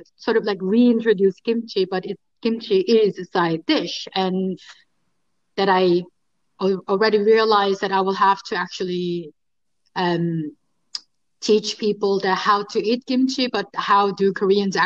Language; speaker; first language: English; non-native, fluent; Korean